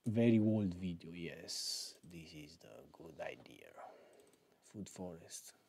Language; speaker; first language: English; non-native, learner; Romanian